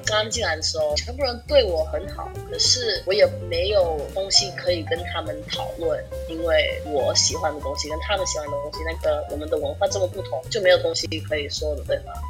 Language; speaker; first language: Chinese; non-native, fluent; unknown